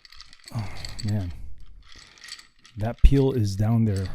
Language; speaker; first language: English; native; English